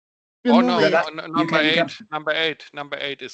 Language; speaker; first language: English; non-native, fluent; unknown